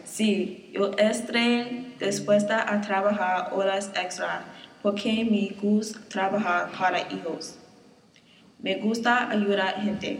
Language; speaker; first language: Spanish; non-native, learner; English